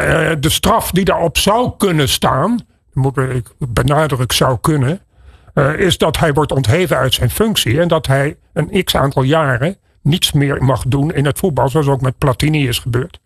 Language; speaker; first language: Dutch; native; Dutch